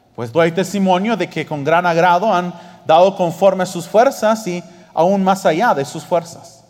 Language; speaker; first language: Spanish; early bilingual, heritage; English